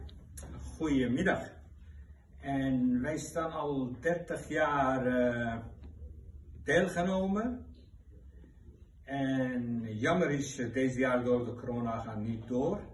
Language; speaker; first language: Dutch; non-native, local second language; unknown